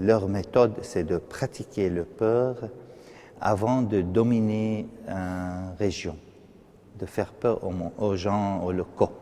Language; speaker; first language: French; non-native, fluent; Arabic